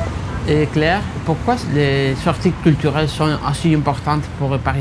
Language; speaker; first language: French; non-native, fluent; Spanish